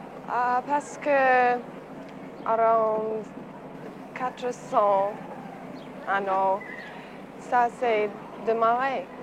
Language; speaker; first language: French; non-native, learner; English